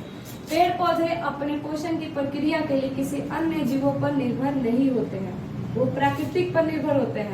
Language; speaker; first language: Hindi; native; Hindi